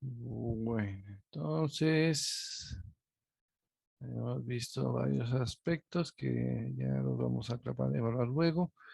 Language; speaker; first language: Spanish; native; Spanish